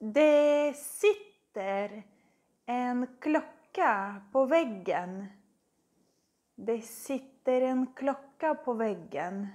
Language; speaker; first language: Swedish; non-native, fluent; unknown